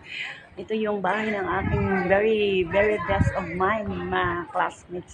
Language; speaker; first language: Filipino; non-native, local second language; Cebuano